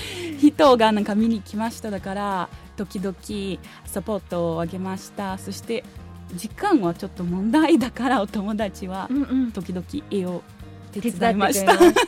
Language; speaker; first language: Japanese; non-native, learner; Portuguese